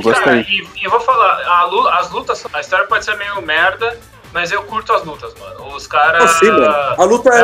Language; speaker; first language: Portuguese; native; Portuguese